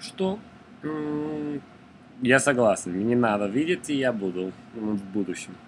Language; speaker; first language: Russian; non-native, learner; English